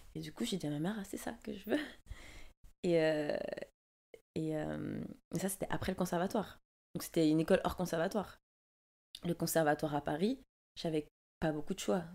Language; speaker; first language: French; native; French